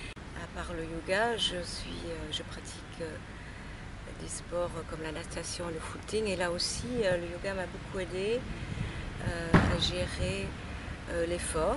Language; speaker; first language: French; non-native, fluent; English